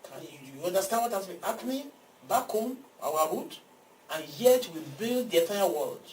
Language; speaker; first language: English; non-native, local second language; Yoruba